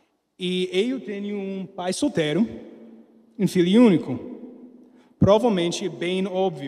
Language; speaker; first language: Portuguese; non-native, learner; English